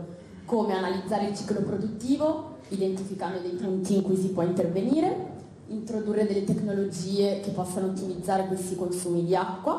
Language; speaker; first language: Italian; native; Italian